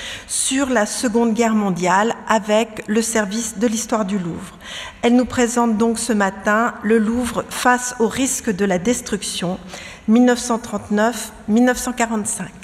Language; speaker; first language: French; native; French